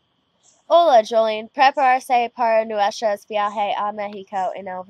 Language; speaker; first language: Spanish; non-native, learner; English